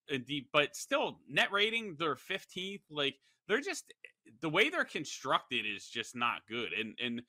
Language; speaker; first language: English; native; English